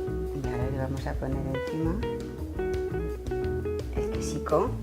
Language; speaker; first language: Spanish; native; Spanish